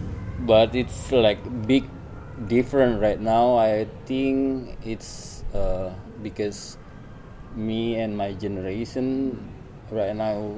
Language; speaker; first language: English; non-native, learner; Indonesian